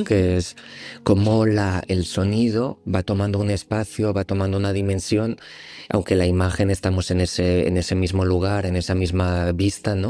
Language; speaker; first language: Spanish; native; Spanish